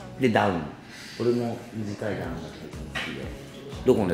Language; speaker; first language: Japanese; native; Japanese